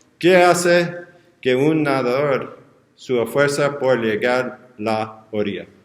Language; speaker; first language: Spanish; non-native, learner; English